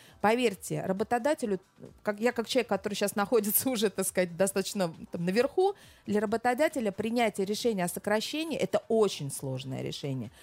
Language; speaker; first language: Russian; native; Russian